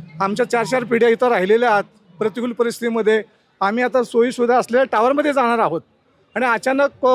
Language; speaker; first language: Marathi; native; Marathi